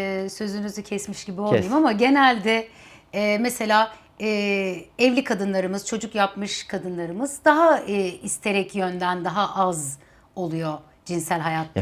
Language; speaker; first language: Turkish; native; Turkish